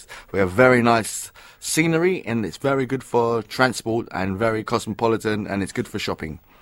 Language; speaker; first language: English; native; English